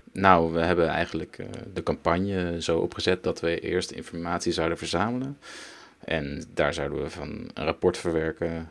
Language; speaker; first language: Dutch; early bilingual, other home language; Turkish